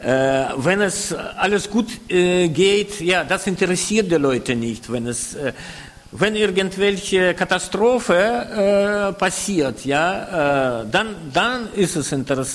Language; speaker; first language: German; non-native, fluent; Russian